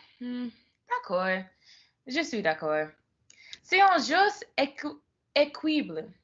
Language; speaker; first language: French; non-native, learner; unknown